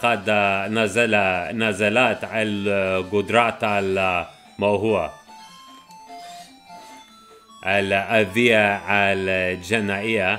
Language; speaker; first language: Arabic; non-native, learner; English